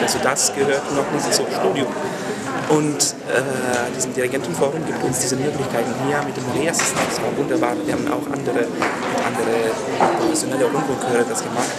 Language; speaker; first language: German; non-native, fluent; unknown